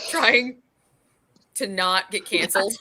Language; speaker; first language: English; native; English